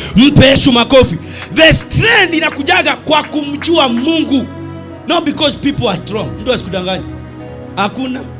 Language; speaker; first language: Swahili; native; Swahili